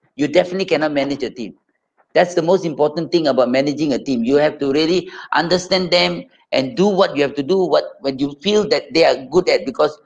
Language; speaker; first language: English; non-native, local second language; Tamil